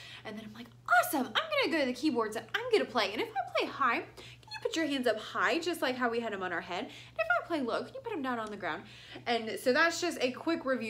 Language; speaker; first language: English; native; English